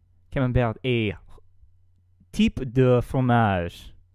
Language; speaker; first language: French; non-native, learner; English